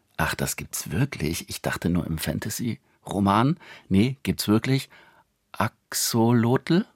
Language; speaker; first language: German; non-native, fluent; Spanish